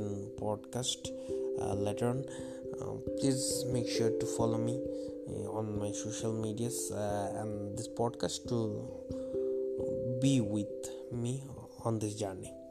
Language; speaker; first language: English; non-native, local second language; Bangla